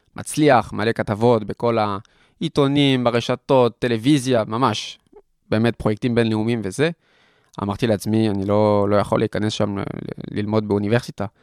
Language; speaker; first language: Hebrew; non-native, fluent; French